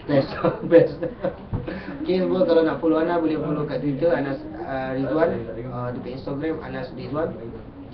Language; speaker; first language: Malay; native; Malay